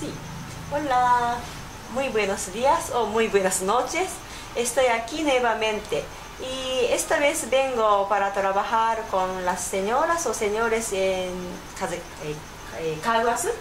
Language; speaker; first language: Spanish; non-native, learner; Japanese